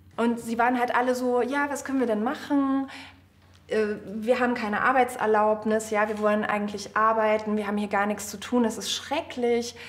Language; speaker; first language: German; native; German